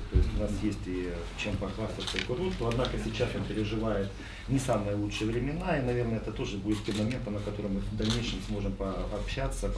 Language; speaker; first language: Russian; native; Russian